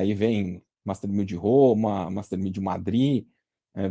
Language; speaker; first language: Portuguese; native; Portuguese